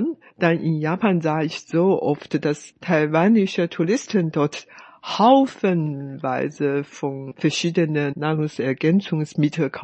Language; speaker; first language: German; non-native, fluent; Chinese